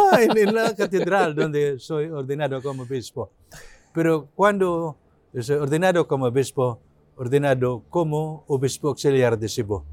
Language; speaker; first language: Spanish; non-native, learner; Cebuano